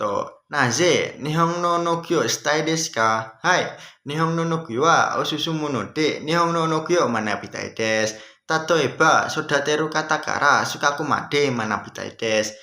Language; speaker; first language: Japanese; non-native, learner; Indonesian